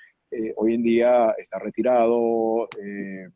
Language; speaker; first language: Spanish; native; Spanish